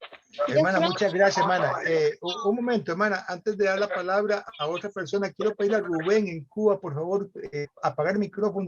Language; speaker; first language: Spanish; native; Spanish